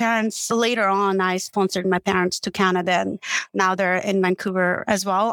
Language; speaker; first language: English; non-native, fluent; Uzbek